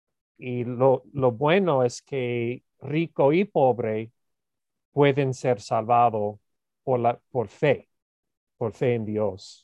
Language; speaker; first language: Spanish; non-native, fluent; English